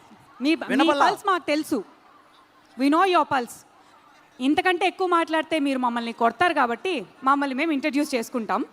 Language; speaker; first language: Telugu; native; Telugu